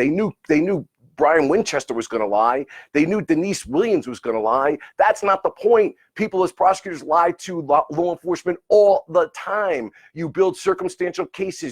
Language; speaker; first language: English; native; English